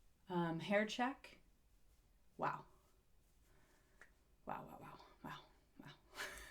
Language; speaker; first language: English; native; English